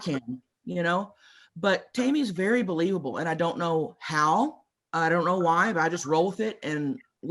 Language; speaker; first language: English; native; English